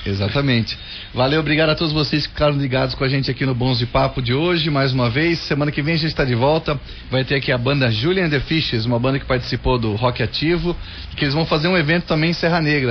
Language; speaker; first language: Portuguese; native; Portuguese